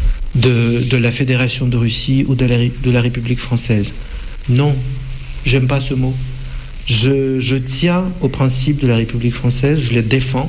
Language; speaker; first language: French; non-native, fluent; Russian